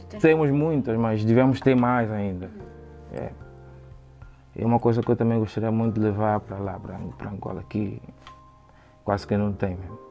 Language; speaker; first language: Portuguese; native; Portuguese